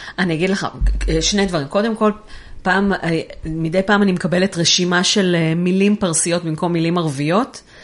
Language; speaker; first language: Hebrew; native; Hebrew